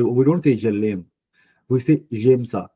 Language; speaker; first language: French; non-native, fluent; Punjabi